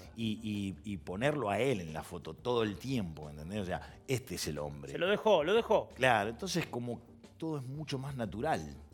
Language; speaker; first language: Spanish; native; Spanish